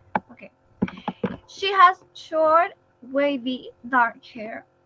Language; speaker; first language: English; non-native, fluent; Spanish